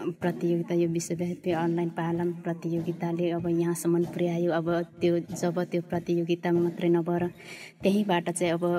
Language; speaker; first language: Nepali; non-native, local second language; Limbu